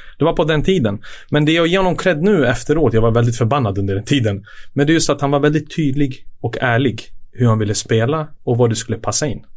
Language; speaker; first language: Swedish; early bilingual, other home language; Serbian